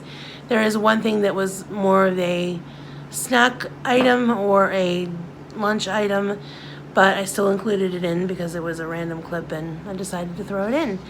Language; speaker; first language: English; native; English